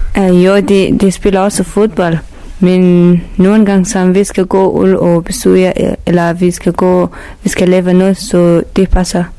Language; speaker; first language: Danish; non-native, learner; Persian